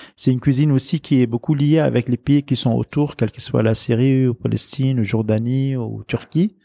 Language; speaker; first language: French; non-native, local second language; Arabic